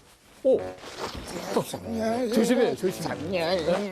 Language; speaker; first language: Korean; native; Korean